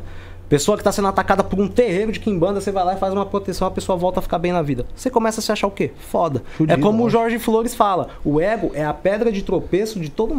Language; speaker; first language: Portuguese; native; Portuguese